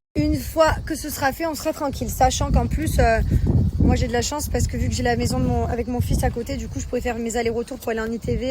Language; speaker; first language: French; native; French